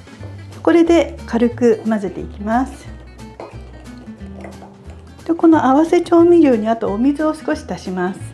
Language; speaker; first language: Japanese; native; Japanese